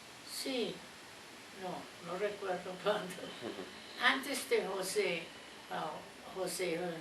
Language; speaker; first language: Spanish; non-native, fluent; German